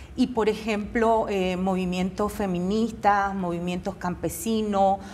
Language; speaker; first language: Spanish; native; Spanish